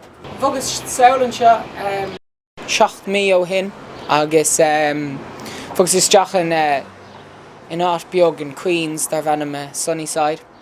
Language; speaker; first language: Irish; early bilingual, heritage; English